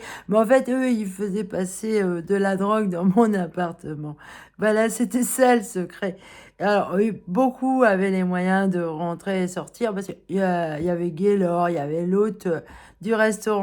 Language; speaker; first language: French; native; French